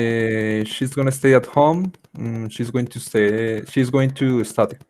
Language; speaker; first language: English; non-native, learner; Spanish